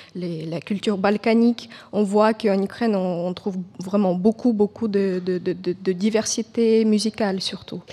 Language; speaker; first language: French; non-native, fluent; Ukrainian